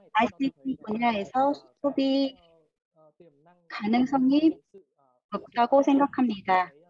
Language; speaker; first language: Korean; non-native, fluent; Vietnamese